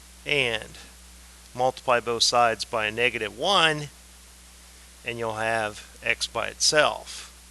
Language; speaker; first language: English; native; English